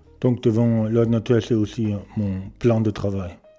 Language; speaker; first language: French; non-native, learner; German